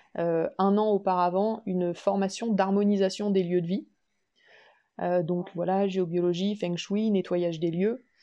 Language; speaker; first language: French; native; French